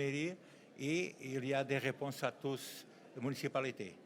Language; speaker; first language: French; non-native, learner; Portuguese